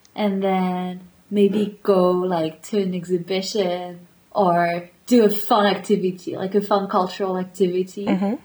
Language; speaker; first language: English; non-native, fluent; French